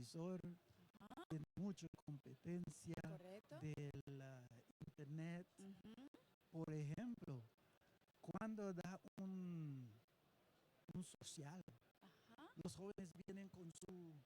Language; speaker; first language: Spanish; non-native, learner; Papiamento